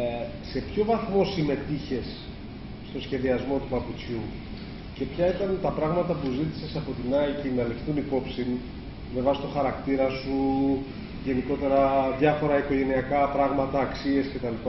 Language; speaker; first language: Greek; native; Greek